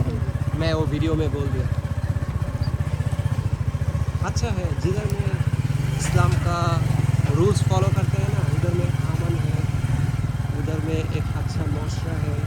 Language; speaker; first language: Hindi; non-native, fluent; Bangla